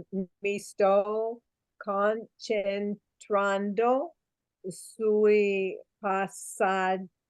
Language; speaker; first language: Italian; non-native, learner; English